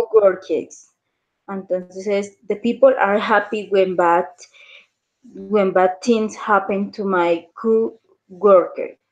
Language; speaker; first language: English; non-native, learner; Spanish